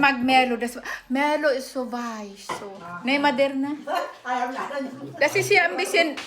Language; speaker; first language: German; non-native, fluent; Filipino